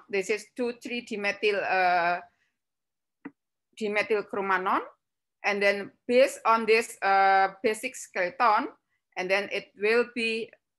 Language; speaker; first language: English; non-native, fluent; Javanese